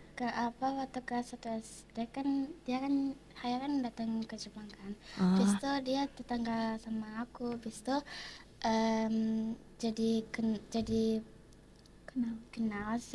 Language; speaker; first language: Indonesian; early bilingual, heritage; Indonesian